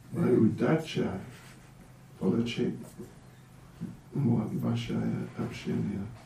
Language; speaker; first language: Russian; non-native, learner; English